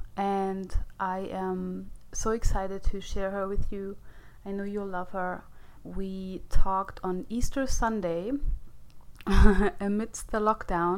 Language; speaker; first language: English; non-native, fluent; German